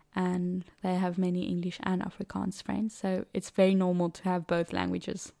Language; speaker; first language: English; non-native, local second language; Afrikaans